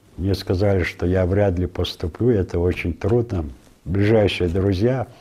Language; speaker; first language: Russian; non-native, local second language; Ingush